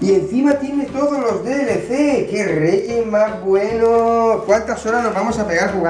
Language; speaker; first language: Spanish; native; Spanish